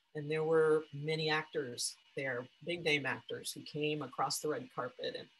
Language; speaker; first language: English; native; English